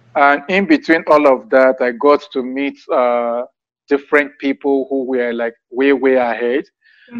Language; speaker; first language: English; non-native, local second language; Yoruba